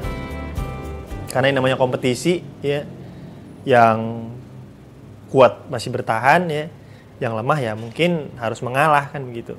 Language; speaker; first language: Indonesian; native; Indonesian